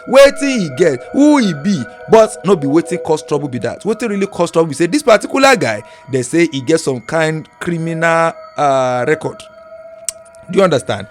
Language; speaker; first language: Nigerian Pidgin; non-native, local second language; Yoruba